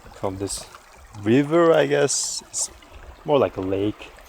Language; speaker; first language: English; non-native, fluent; Mongolian